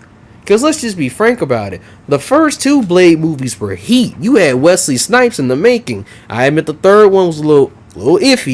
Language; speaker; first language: English; native; English